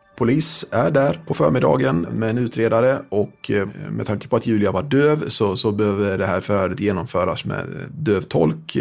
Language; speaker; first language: Swedish; native; Swedish